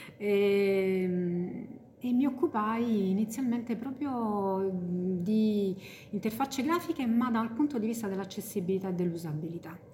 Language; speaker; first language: Italian; native; Italian